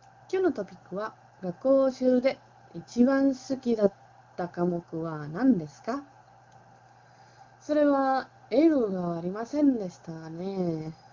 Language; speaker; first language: Japanese; non-native, learner; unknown